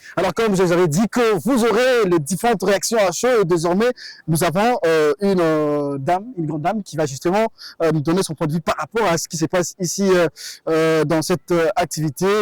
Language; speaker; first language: French; non-native, local second language; Lingala